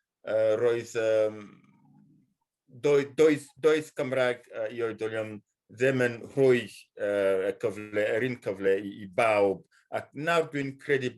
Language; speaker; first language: Welsh; non-native, fluent; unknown